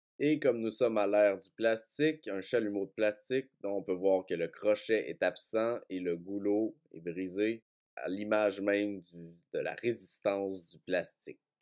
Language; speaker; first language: French; native; French